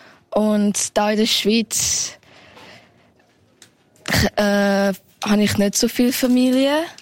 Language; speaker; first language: German; early bilingual, heritage; German